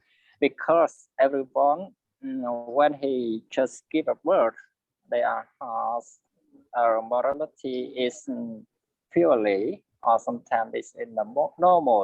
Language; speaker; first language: English; non-native, learner; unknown